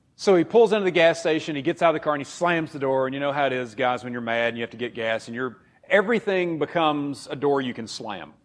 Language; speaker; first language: English; native; English